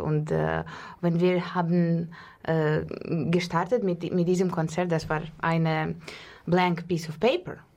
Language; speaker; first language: German; non-native, learner; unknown